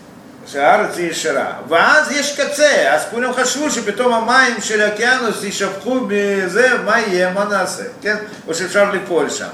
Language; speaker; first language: Hebrew; non-native, fluent; Russian